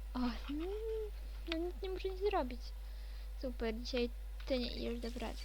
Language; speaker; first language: Polish; native; Polish